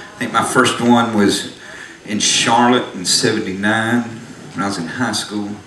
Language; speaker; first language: English; native; English